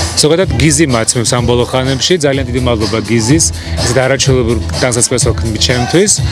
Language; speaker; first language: Georgian; early bilingual, heritage; Georgian